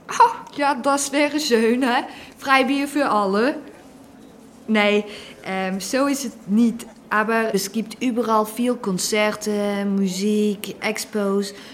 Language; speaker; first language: German; non-native, fluent; Dutch